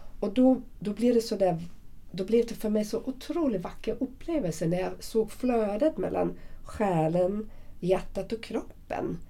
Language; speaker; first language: Swedish; non-native, fluent; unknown